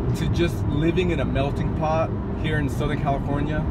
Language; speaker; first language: English; native; English